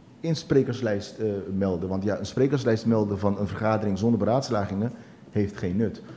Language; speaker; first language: Dutch; non-native, local second language; Papiamento